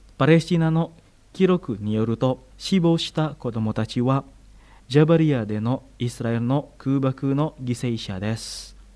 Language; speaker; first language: Japanese; non-native, fluent; Indonesian